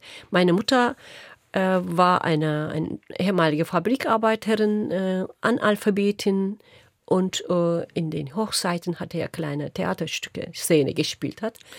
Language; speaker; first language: German; non-native, local second language; Turkish